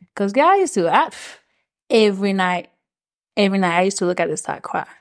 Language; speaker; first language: English; non-native, fluent; French